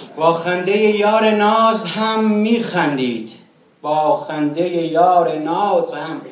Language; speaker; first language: Persian; non-native, local second language; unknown